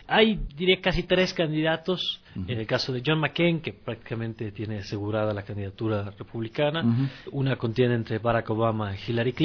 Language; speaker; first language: Spanish; native; Spanish